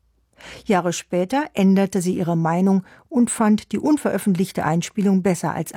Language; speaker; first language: German; native; German